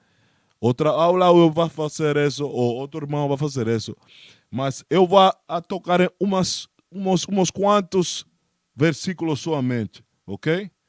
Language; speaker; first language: Portuguese; non-native, learner; Spanish